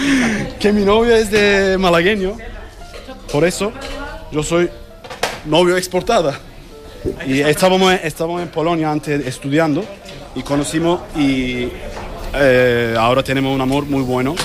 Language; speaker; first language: Spanish; non-native, learner; Turkish